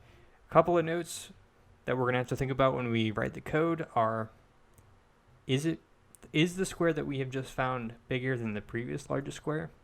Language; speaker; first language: English; native; English